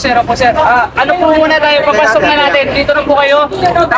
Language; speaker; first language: Filipino; native; Filipino